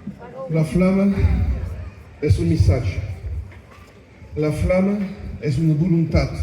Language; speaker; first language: Catalan; non-native, local second language; French